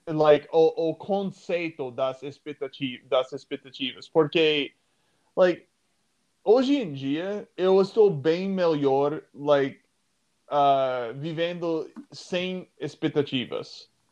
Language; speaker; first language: Portuguese; non-native, fluent; English